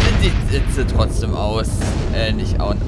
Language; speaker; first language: German; native; German